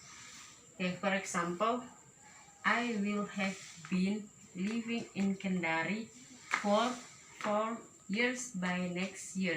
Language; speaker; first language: English; non-native, learner; Indonesian